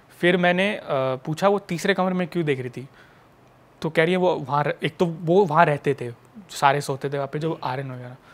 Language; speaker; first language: Hindi; native; Hindi